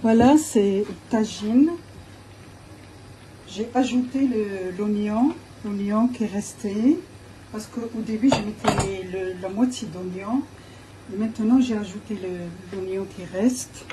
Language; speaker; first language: French; non-native, local second language; Arabic